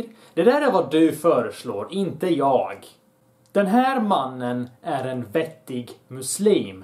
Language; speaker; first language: Swedish; early bilingual, other home language; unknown